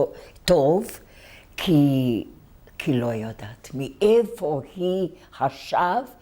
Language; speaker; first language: Hebrew; non-native, fluent; Hungarian